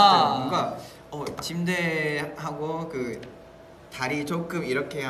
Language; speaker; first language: Korean; non-native, fluent; Vietnamese